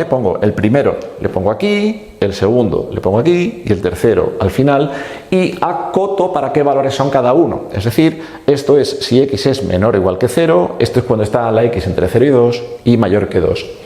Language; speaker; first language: Spanish; native; Spanish